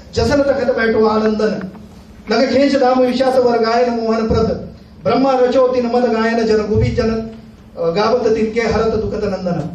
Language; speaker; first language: Hindi; non-native, local second language; Marathi